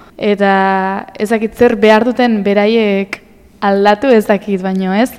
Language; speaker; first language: Basque; native; Basque